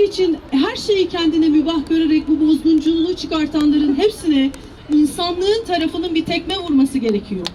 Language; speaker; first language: Turkish; native; Turkish